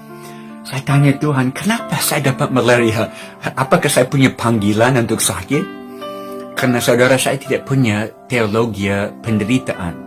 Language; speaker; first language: Indonesian; non-native, fluent; English